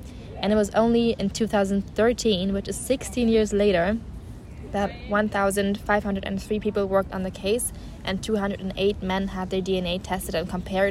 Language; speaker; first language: English; non-native, fluent; German